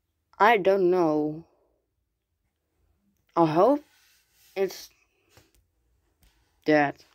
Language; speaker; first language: English; non-native, learner; Dutch